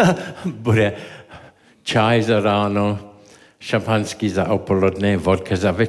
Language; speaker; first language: Czech; non-native, learner; English